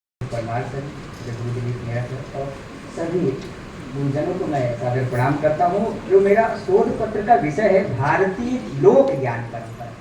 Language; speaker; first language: Hindi; native; Hindi